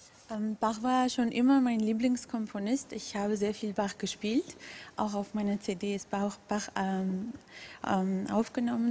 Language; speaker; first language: German; non-native, fluent; Georgian